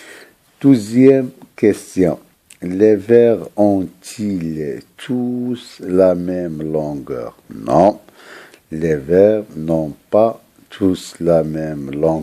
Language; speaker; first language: French; non-native, local second language; Arabic